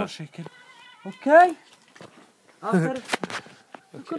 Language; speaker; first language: English; non-native, learner; Arabic